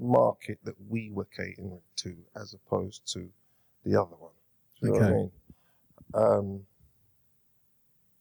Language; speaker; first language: English; native; English